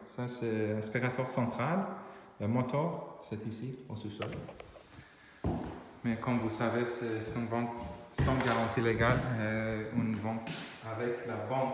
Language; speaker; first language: French; non-native, fluent; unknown